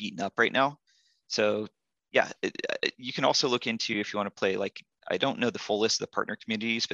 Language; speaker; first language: English; native; English